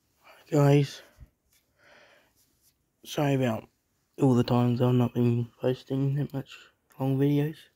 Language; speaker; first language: English; native; English